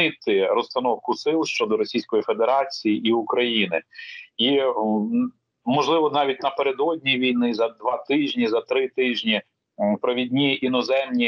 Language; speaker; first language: Ukrainian; native; Ukrainian